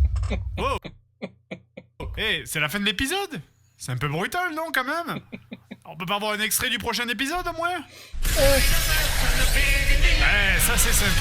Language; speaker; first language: French; native; French